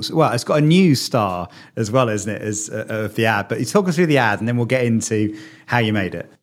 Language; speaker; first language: English; native; English